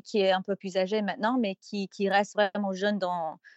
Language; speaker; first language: French; non-native, fluent; English